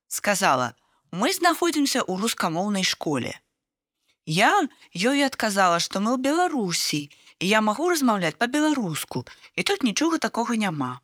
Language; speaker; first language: Belarusian; non-native, local second language; Russian